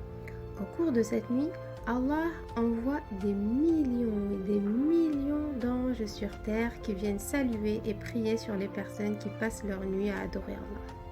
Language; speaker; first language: French; native; French